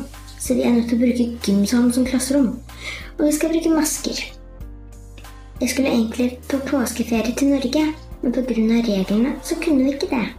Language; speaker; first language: Norwegian; early bilingual, heritage; Norwegian